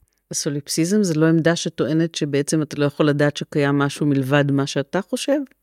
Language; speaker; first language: Hebrew; native; Hebrew